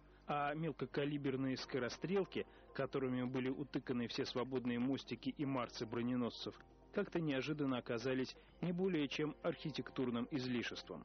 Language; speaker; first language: Russian; native; Russian